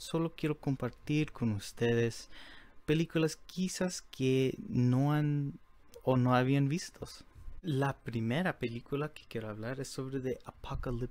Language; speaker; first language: Spanish; early bilingual, heritage; Spanish